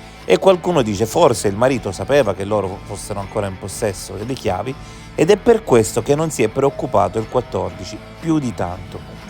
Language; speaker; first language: Italian; native; Italian